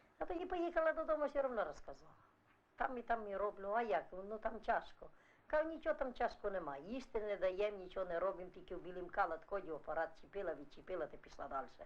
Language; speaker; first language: Ukrainian; non-native, fluent; Italian